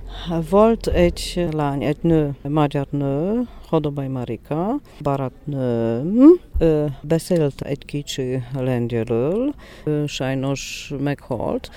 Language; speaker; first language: Hungarian; non-native, learner; Polish